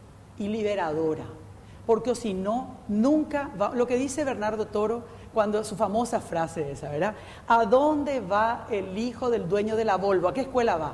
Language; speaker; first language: Spanish; native; Spanish